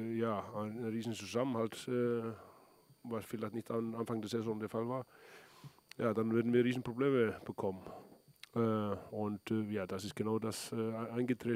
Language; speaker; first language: German; non-native, fluent; Icelandic